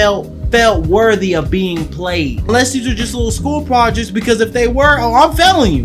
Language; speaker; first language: English; native; English